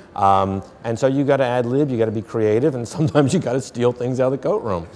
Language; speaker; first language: English; native; English